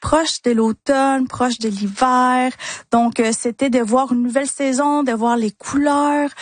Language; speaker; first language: French; early bilingual, other home language; Spanish